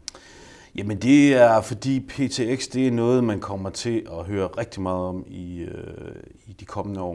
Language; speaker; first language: Danish; native; Danish